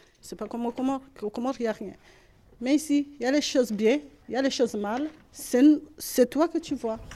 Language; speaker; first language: French; non-native, learner; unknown